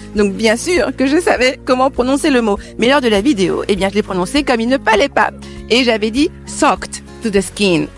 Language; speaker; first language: French; native; French